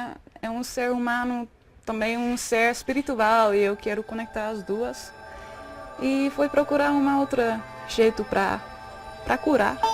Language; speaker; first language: Portuguese; non-native, fluent; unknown